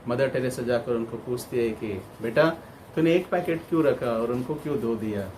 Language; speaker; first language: Hindi; non-native, local second language; Kannada